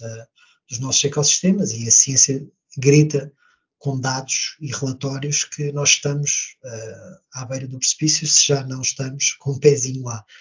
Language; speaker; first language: Portuguese; native; Portuguese